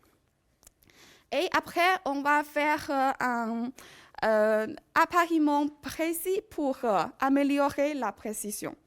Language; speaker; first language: French; non-native, learner; Chinese